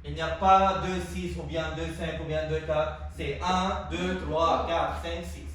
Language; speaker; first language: French; non-native, local second language; Arabic